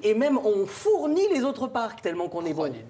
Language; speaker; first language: French; native; French